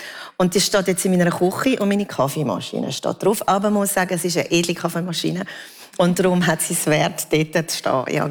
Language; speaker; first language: German; native; German